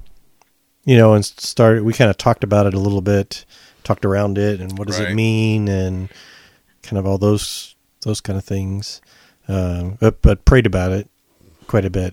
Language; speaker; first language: English; native; English